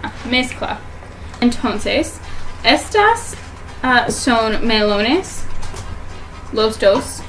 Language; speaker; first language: Spanish; non-native, learner; English